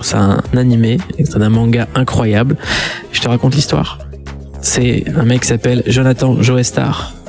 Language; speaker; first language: French; native; French